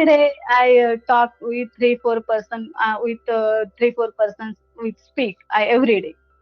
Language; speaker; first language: English; non-native, learner; Hindi